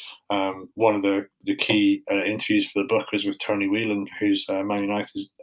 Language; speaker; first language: English; native; English